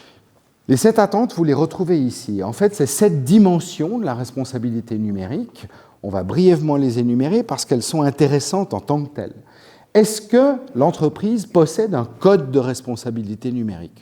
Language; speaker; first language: French; native; French